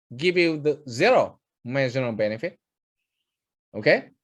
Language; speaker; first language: English; non-native, fluent; Vietnamese